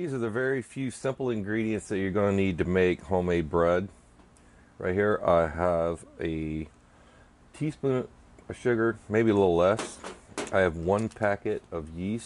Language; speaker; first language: English; native; English